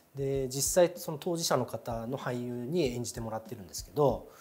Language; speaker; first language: Japanese; native; Japanese